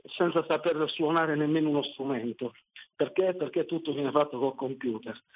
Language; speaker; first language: Italian; native; Italian